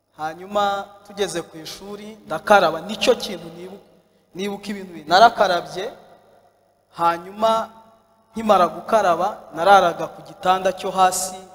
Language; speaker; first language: Kinyarwanda; native; Kinyarwanda